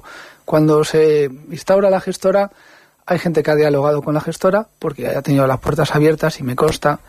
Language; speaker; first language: Spanish; native; Spanish